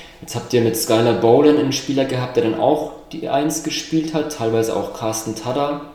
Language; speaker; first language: German; native; German